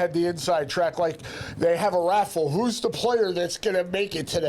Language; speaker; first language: English; native; English